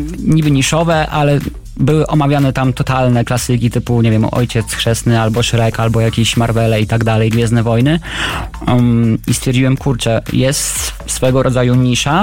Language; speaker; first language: Polish; native; Polish